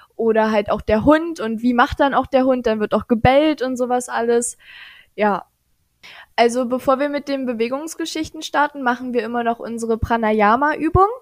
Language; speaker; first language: German; native; German